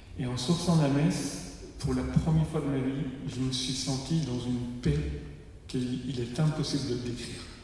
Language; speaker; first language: French; non-native, fluent; Persian